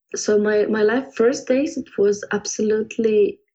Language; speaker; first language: English; non-native, fluent; Ukrainian